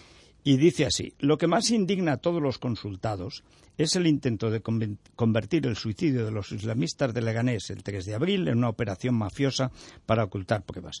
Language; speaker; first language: Spanish; native; Spanish